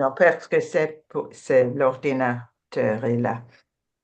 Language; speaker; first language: French; non-native, learner; English